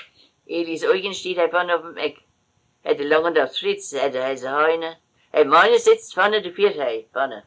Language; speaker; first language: German; native; German